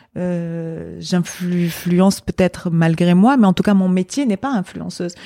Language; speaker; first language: French; non-native, local second language; Arabic